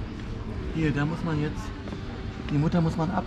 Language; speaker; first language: German; native; German